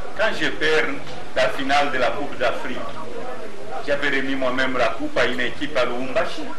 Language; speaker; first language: French; non-native, local second language; Swahili